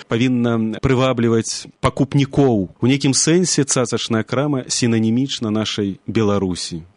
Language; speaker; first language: Belarusian; native; Belarusian